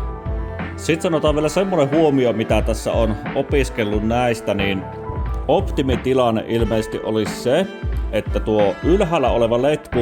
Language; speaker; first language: Finnish; native; Finnish